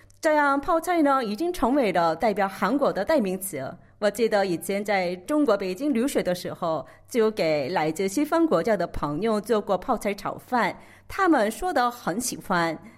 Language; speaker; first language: Chinese; non-native, fluent; Korean